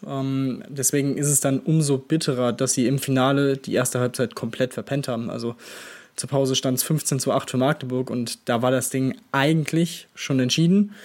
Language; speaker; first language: German; native; German